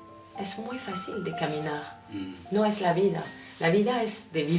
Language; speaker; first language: Spanish; non-native, learner; French